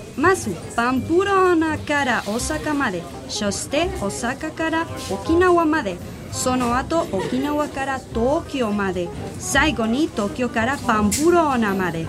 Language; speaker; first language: Japanese; non-native, learner; Spanish